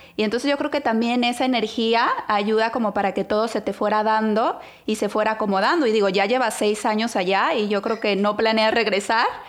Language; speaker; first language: Spanish; native; Spanish